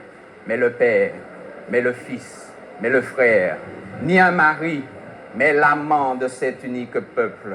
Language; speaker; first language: French; native; French